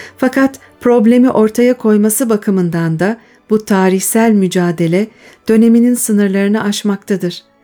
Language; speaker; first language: Turkish; native; Turkish